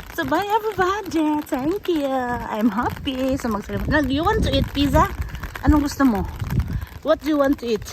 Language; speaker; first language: English; non-native, local second language; Cebuano